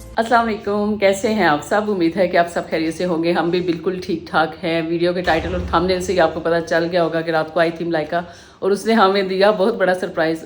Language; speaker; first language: Urdu; native; Urdu